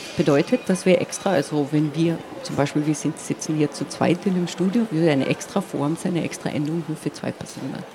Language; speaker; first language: German; non-native, local second language; Slovenian